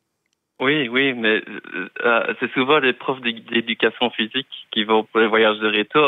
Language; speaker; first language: French; native; French